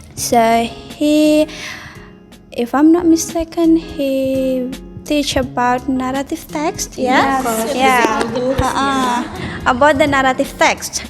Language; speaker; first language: English; non-native, learner; Indonesian